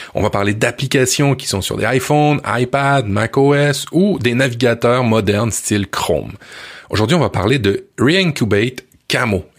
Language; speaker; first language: French; native; French